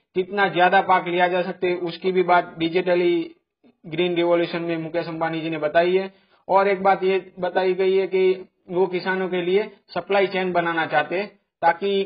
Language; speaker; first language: Hindi; non-native, local second language; Gujarati